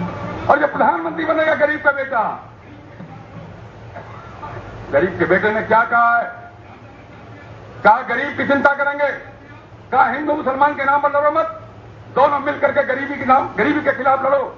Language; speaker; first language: Hindi; native; Hindi